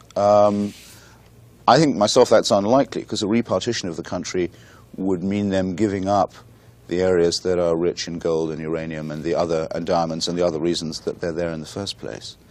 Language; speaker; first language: English; native; English